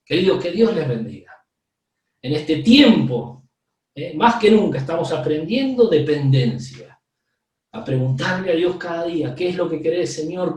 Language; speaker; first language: Spanish; native; Spanish